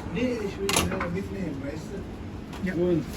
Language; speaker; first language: German; non-native, learner; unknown